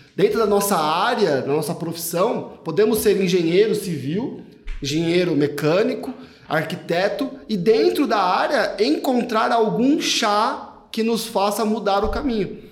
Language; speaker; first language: Portuguese; native; Portuguese